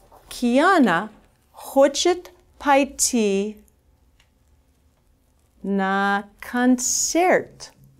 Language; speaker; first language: Russian; non-native, fluent; English